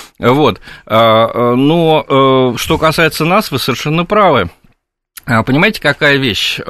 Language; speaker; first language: Russian; native; Russian